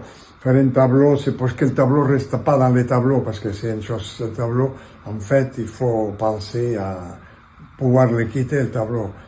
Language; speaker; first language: French; non-native, fluent; Catalan